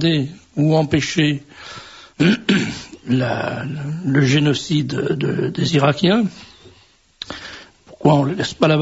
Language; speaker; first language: French; native; French